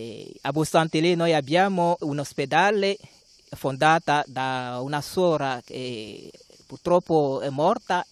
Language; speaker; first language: Italian; non-native, learner; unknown